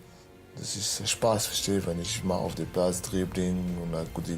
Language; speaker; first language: German; non-native, learner; French